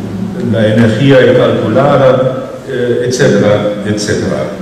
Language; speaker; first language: Spanish; non-native, fluent; German